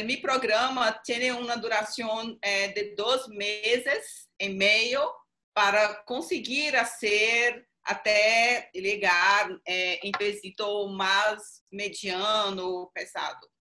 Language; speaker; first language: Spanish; non-native, learner; Portuguese